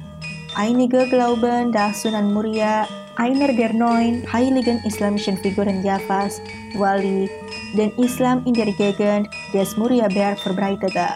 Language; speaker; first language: German; non-native, fluent; Indonesian